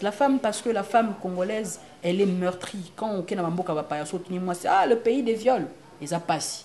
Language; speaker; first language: French; non-native, local second language; Lingala